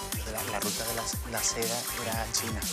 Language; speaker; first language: Spanish; native; Spanish